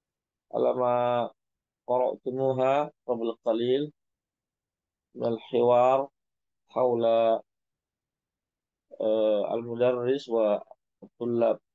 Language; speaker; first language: Arabic; non-native, fluent; Indonesian